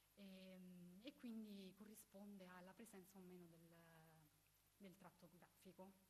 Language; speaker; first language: Italian; native; Italian